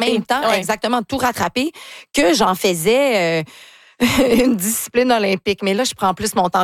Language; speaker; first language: French; native; French